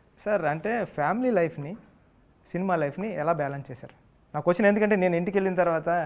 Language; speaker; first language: Telugu; native; Telugu